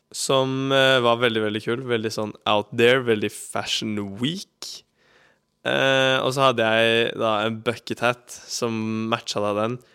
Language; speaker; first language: Norwegian; native; Norwegian